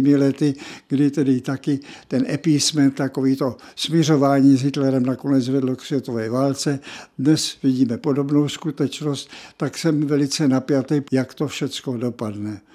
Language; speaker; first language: Czech; native; Czech